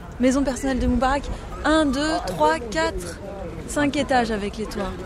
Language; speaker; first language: French; native; French